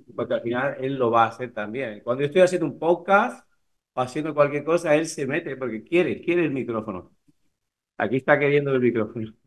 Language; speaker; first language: Spanish; native; Spanish